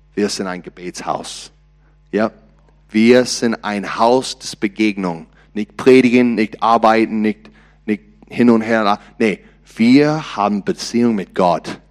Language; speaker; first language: German; non-native, learner; English